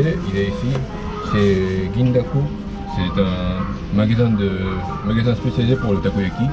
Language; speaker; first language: French; non-native, fluent; Japanese